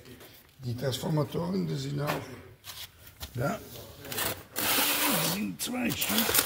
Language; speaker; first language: German; non-native, learner; Italian